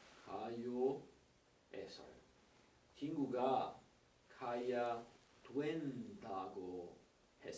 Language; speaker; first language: Korean; non-native, learner; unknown